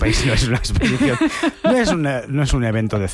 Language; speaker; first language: Spanish; native; Spanish